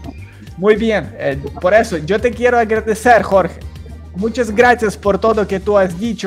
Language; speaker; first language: Spanish; non-native, learner; Ukrainian